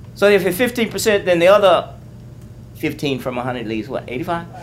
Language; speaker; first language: English; native; English